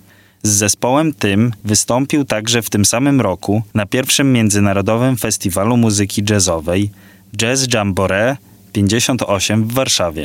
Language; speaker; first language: Polish; native; Polish